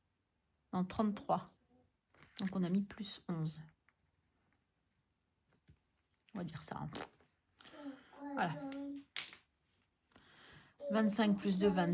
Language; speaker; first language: French; native; French